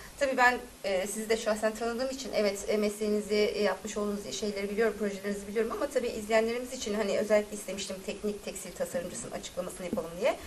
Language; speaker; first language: Turkish; native; Turkish